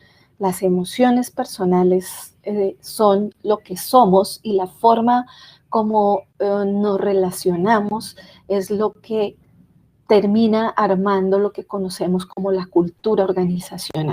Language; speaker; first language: Spanish; native; Spanish